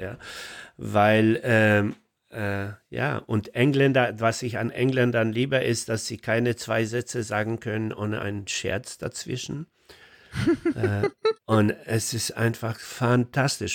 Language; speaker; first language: German; non-native, fluent; Polish